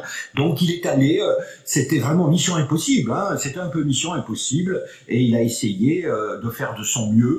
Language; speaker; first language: French; native; French